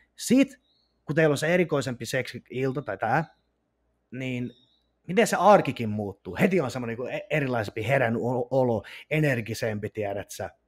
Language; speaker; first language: Finnish; native; Finnish